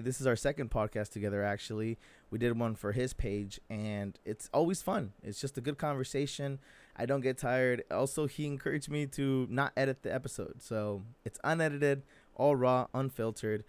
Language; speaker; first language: English; early bilingual, other home language; Spanish